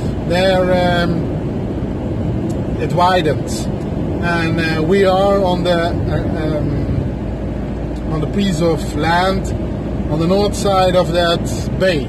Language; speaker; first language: English; non-native, fluent; Dutch